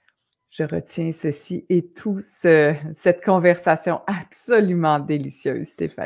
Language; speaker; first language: French; native; French